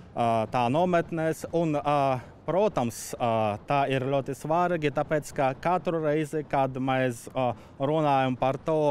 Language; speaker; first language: Latvian; non-native, fluent; Russian